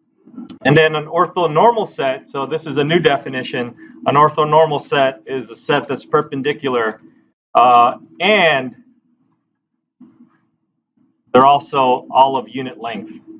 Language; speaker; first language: English; native; English